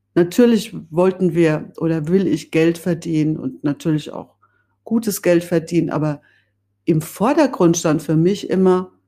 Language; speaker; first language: German; native; German